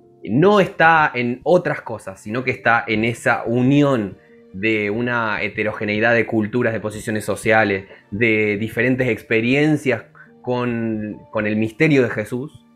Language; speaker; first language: Spanish; native; Spanish